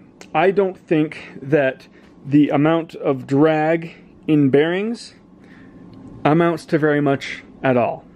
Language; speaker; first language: English; native; English